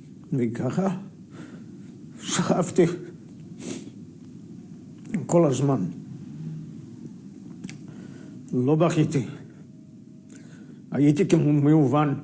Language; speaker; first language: Hebrew; non-native, fluent; Yiddish